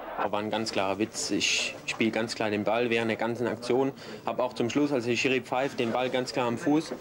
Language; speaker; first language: German; native; German